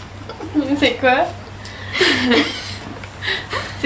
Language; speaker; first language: French; native; French